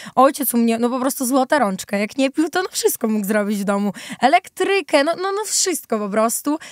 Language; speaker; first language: Polish; early bilingual, other home language; Ukrainian